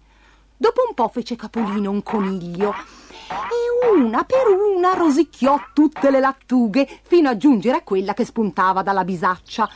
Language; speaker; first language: Italian; native; Italian